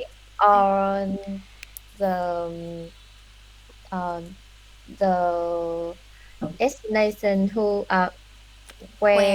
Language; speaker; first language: English; non-native, learner; Vietnamese